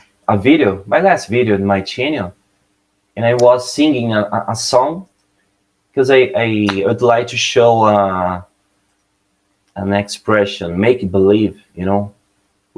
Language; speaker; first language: English; non-native, learner; Portuguese